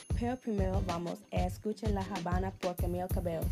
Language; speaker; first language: Spanish; non-native, learner; English